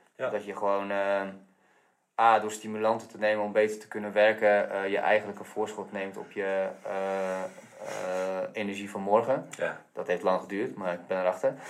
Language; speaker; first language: Dutch; native; Dutch